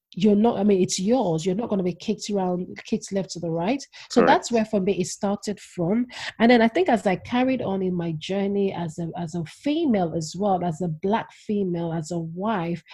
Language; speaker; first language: English; non-native, local second language; Yoruba